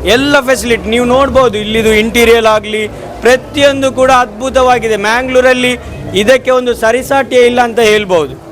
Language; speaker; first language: Kannada; non-native, local second language; Badaga